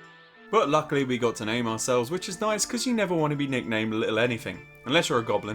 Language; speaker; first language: English; native; English